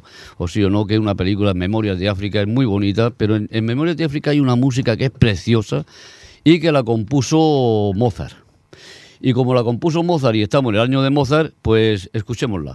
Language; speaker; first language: Spanish; native; Spanish